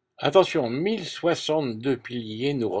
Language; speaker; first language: French; native; French